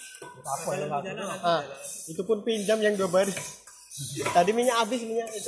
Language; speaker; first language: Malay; non-native, local second language; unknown